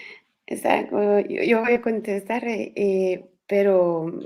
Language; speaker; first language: Spanish; non-native, learner; French